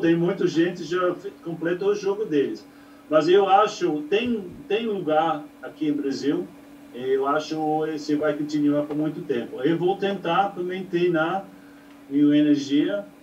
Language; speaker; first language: Portuguese; non-native, learner; English